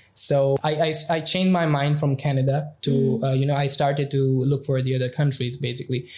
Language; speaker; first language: English; non-native, local second language; Urdu